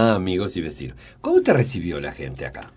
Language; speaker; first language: Spanish; native; Spanish